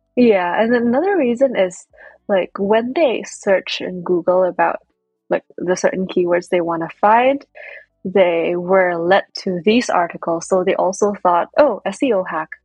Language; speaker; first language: English; non-native, fluent; Indonesian